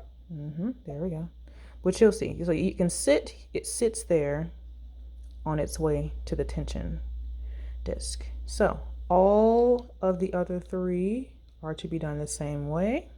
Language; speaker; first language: English; native; English